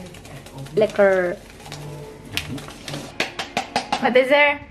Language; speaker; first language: Dutch; non-native, learner; Filipino